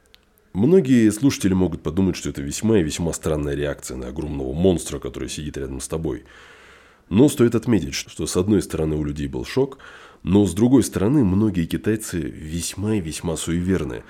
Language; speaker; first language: Russian; native; Russian